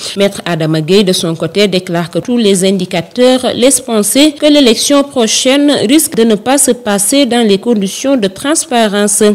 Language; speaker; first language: French; non-native, local second language; Wolof